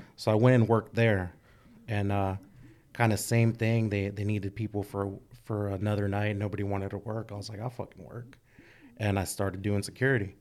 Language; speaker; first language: English; early bilingual, other home language; Spanish